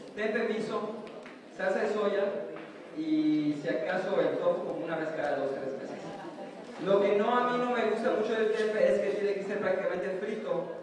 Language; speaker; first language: Spanish; native; Spanish